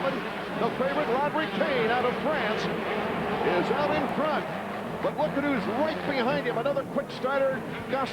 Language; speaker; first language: English; native; English